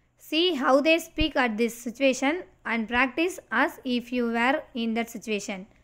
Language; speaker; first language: English; non-native, local second language; Tamil